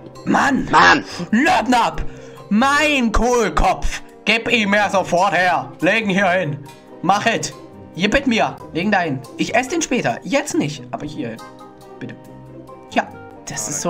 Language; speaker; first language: German; native; German